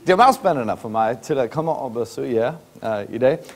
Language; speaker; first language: Danish; non-native, learner; English